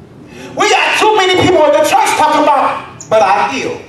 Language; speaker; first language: English; native; English